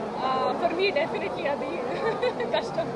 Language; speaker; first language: Telugu; non-native, fluent; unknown